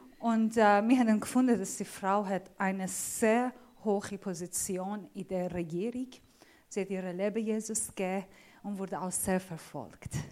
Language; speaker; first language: German; non-native, fluent; Assyrian Neo-Aramaic